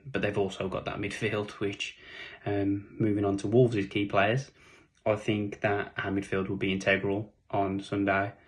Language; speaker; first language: English; native; English